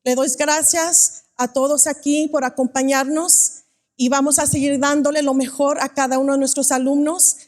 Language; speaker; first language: Spanish; early bilingual, other home language; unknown